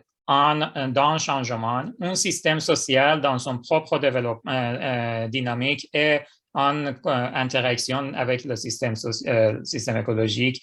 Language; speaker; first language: French; non-native, fluent; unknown